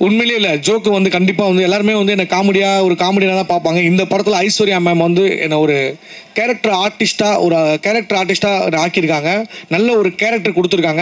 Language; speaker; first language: Tamil; native; Tamil